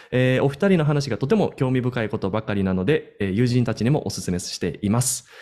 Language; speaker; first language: Japanese; native; Japanese